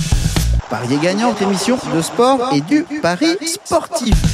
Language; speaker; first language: French; native; French